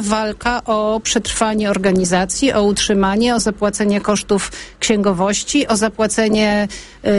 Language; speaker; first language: Polish; native; Polish